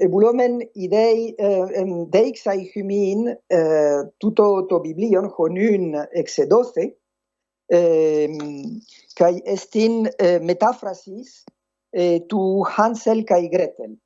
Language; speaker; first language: Greek; non-native, fluent; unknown